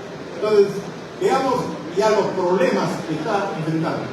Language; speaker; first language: Spanish; native; Spanish